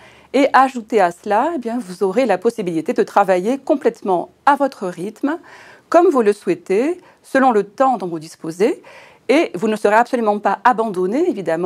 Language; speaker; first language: French; native; French